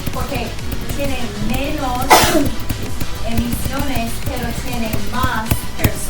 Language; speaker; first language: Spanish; non-native, learner; English